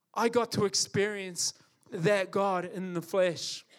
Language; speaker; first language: English; native; English